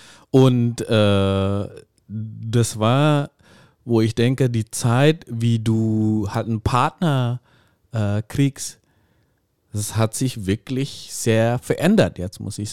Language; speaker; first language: German; non-native, fluent; Indonesian